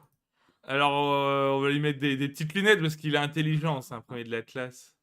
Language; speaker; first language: French; native; French